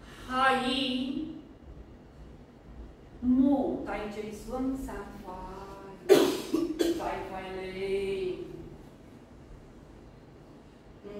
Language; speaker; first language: Vietnamese; non-native, learner; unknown